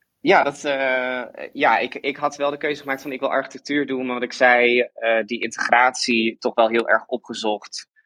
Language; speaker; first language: Dutch; native; Dutch